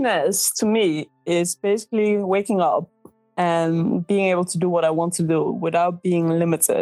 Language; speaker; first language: English; non-native, fluent; Dutch